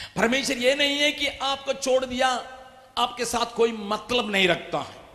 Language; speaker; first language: Hindi; non-native, local second language; Tamil